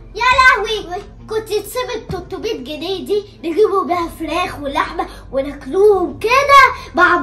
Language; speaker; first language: Arabic; native; Arabic